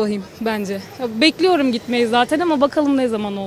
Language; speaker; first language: Turkish; native; Turkish